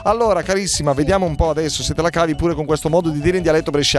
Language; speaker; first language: Italian; native; Italian